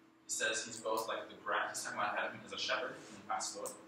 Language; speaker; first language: English; native; English